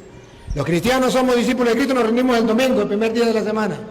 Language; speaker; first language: Spanish; native; Spanish